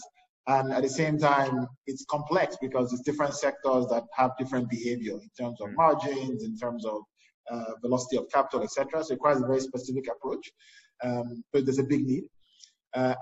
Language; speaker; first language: English; non-native, local second language; Yoruba